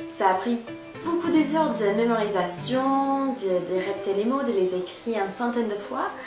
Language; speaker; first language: French; non-native, fluent; English